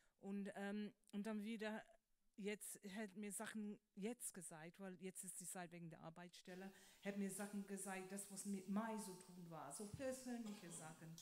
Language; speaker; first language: German; non-native, fluent; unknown